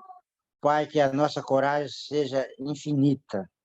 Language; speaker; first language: Portuguese; native; Portuguese